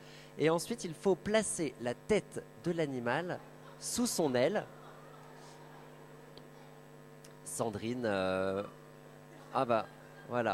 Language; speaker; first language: French; native; French